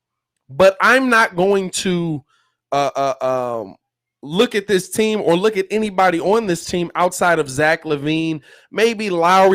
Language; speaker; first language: English; native; English